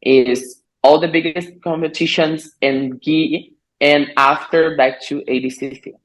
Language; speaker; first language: English; non-native, learner; Portuguese